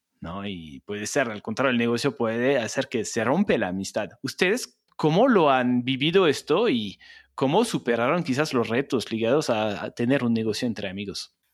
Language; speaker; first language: Spanish; non-native, fluent; French